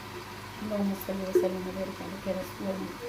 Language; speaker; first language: Arabic; native; Arabic